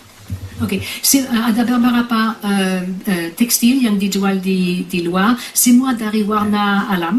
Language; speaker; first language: Indonesian; non-native, fluent; French